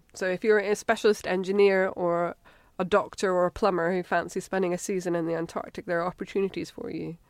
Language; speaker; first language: English; native; English